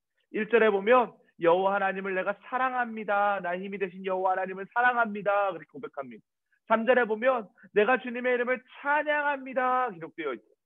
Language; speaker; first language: Korean; native; Korean